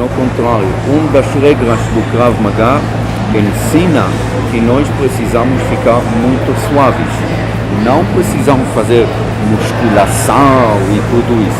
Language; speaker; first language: Portuguese; non-native, fluent; Hebrew